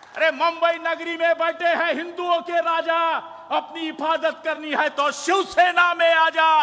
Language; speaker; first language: Hindi; non-native, local second language; Marathi